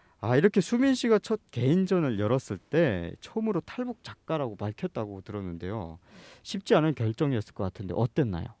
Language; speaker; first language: Korean; native; Korean